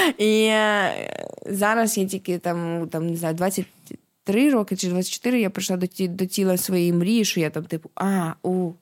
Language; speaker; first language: Ukrainian; non-native, local second language; Russian